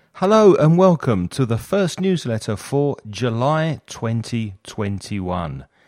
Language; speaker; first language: English; native; English